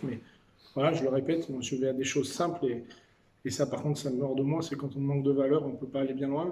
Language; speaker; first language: French; native; French